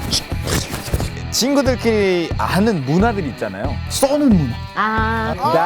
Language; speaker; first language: Korean; non-native, fluent; Spanish